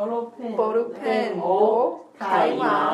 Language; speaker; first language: Japanese; non-native, learner; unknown